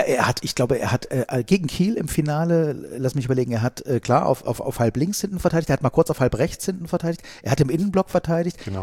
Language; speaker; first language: German; native; German